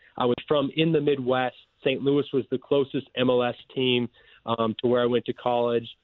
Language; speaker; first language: English; native; English